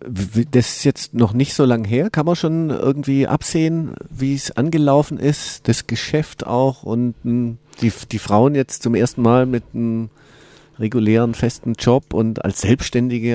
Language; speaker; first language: German; native; German